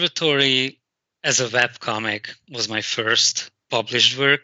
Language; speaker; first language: English; non-native, fluent; Hungarian